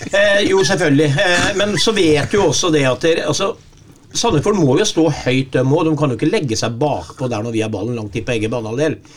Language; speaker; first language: Norwegian; native; Norwegian